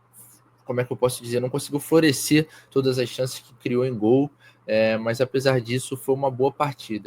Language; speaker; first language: Portuguese; native; Portuguese